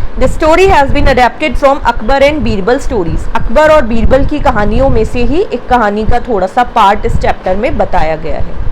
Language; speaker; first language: Hindi; native; Hindi